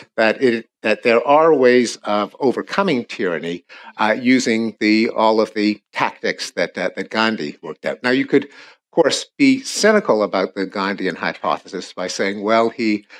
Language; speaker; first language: English; native; English